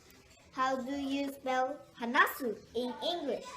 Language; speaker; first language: English; non-native, learner; Japanese